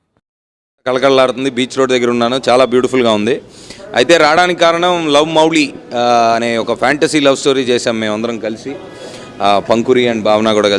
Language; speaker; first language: Telugu; native; Telugu